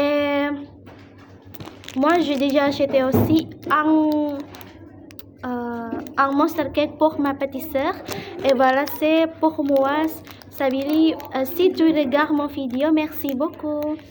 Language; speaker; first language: French; non-native, learner; Indonesian